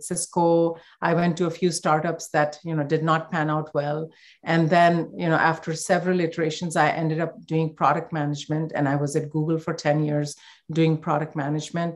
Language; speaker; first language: English; non-native, local second language; Hindi